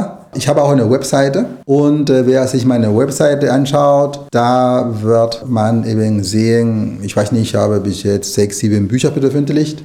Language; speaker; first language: German; non-native, fluent; Spanish